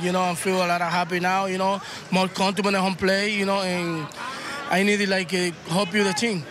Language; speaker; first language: English; non-native, learner; Spanish